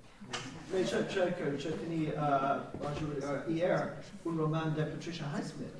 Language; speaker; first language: French; non-native, learner; English